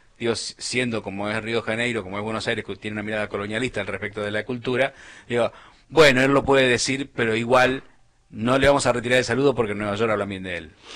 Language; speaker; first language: Spanish; native; Spanish